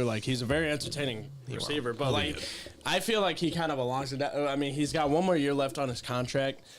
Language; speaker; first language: English; native; English